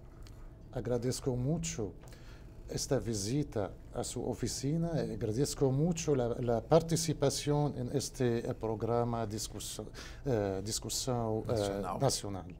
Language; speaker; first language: Portuguese; non-native, learner; Spanish